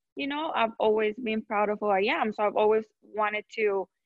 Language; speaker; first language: English; non-native, fluent; Spanish